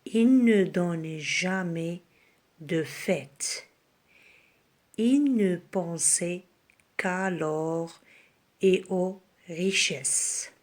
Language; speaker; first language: French; non-native, local second language; Arabic